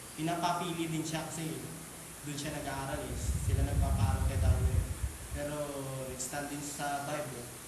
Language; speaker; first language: Filipino; non-native, local second language; Cebuano